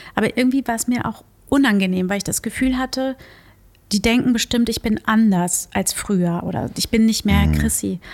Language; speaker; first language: German; early bilingual, other home language; Portuguese